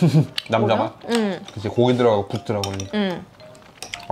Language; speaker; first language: German; non-native, learner; Korean